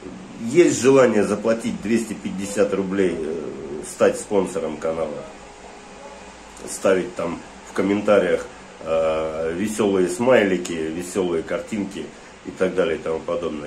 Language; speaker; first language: Russian; native; Russian